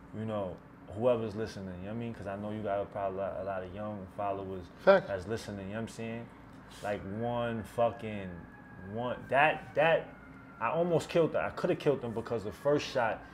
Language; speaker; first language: English; native; English